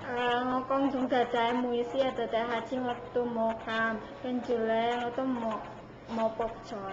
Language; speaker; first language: Cantonese; non-native, learner; Indonesian